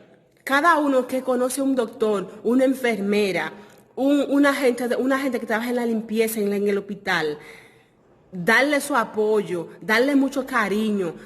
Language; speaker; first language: Spanish; non-native, fluent; Haitian Creole